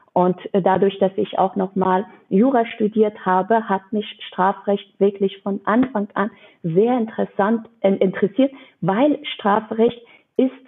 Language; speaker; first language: German; non-native, fluent; Persian